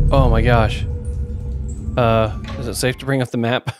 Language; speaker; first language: English; native; English